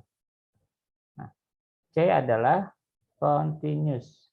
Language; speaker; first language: Indonesian; native; Indonesian